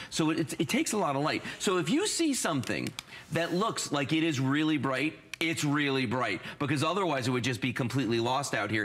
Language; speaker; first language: English; native; English